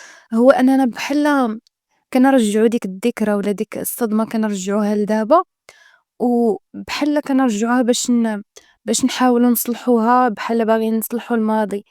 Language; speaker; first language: Arabic; native; Arabic